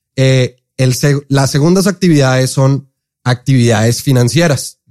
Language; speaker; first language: Spanish; native; Spanish